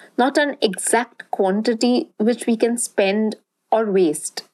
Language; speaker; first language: English; non-native, local second language; Bangla